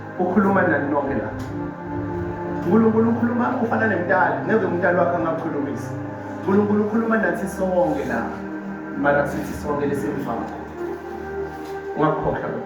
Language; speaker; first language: Zulu; non-native, local second language; Swati